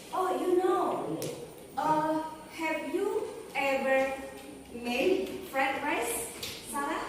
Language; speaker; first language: English; non-native, learner; Indonesian